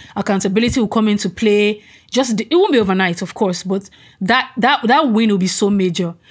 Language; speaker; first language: English; non-native, local second language; Yoruba